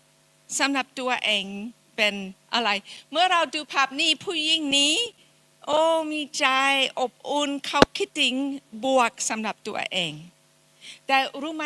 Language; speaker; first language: Thai; non-native, fluent; English